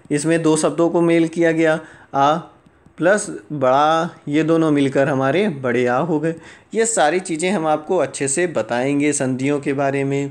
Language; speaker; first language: Hindi; native; Hindi